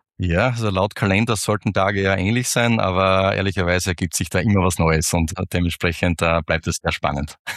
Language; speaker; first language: German; native; German